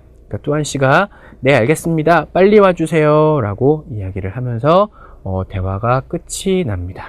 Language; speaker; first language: Korean; native; Korean